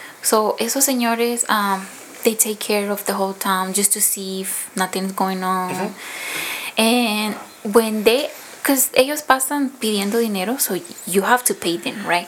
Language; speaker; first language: English; non-native, fluent; Spanish